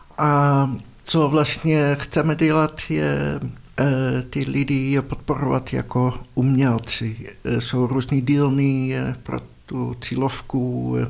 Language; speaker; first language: Czech; non-native, fluent; Dutch